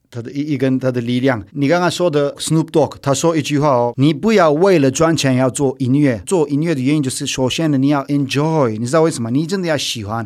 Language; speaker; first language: Chinese; non-native, fluent; Turkish